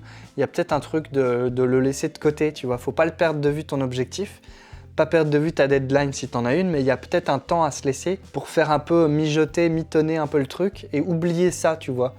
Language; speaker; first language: French; native; French